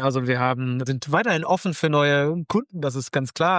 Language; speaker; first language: German; native; German